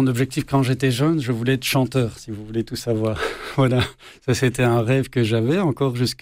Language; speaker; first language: French; native; French